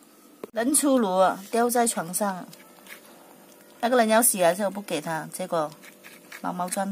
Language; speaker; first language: Chinese; native; Chinese